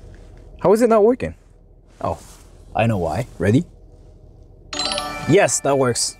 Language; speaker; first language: English; native; English